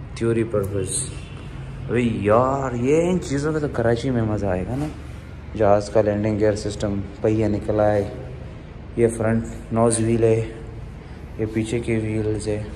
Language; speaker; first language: Urdu; non-native, local second language; Pashto